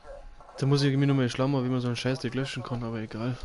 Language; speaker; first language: German; native; German